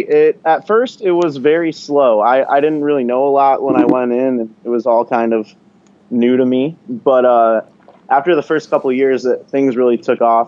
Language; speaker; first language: English; native; English